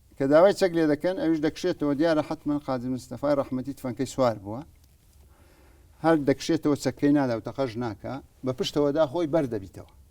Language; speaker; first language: Central Kurdish; native; Central Kurdish